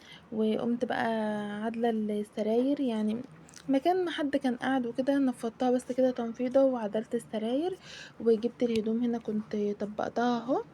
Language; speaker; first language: Arabic; native; Arabic